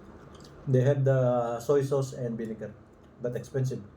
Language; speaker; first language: English; non-native, local second language; Filipino